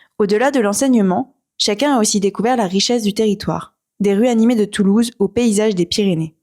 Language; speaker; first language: French; native; French